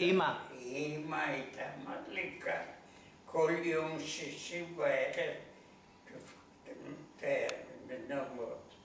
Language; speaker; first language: Hebrew; non-native, learner; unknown